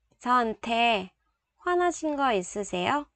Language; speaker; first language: Korean; non-native, fluent; Vietnamese